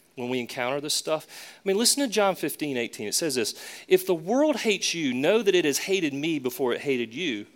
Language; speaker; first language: English; native; English